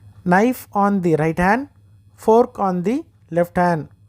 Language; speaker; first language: English; non-native, local second language; Tamil